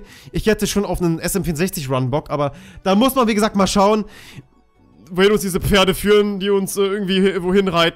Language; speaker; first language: German; native; German